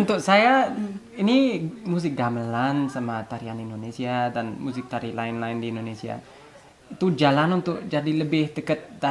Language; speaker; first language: Indonesian; early bilingual, heritage; English